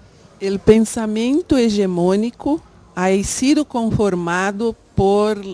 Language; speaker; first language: Spanish; non-native, learner; Portuguese